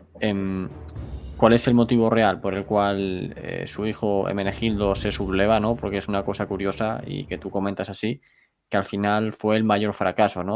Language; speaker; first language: Spanish; native; Spanish